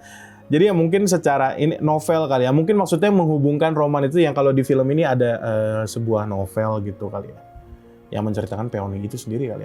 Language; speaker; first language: Indonesian; native; Indonesian